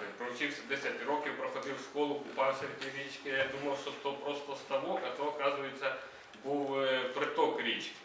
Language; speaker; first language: Ukrainian; native; Ukrainian